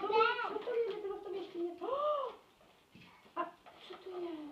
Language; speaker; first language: Czech; native; Czech